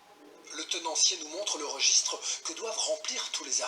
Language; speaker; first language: French; native; French